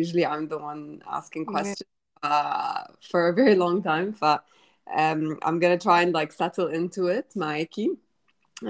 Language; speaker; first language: English; non-native, fluent; Arabic